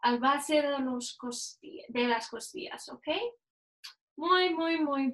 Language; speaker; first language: Spanish; non-native, learner; English